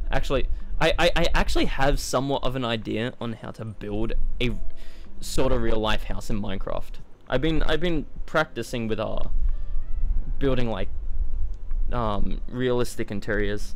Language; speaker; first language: English; native; English